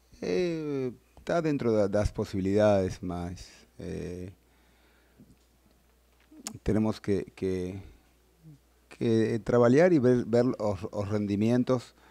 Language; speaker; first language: Portuguese; non-native, learner; Spanish